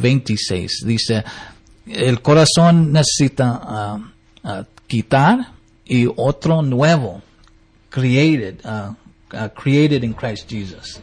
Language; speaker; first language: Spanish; early bilingual, heritage; English